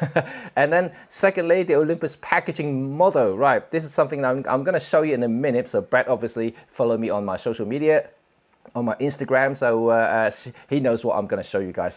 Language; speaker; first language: English; non-native, local second language; Cantonese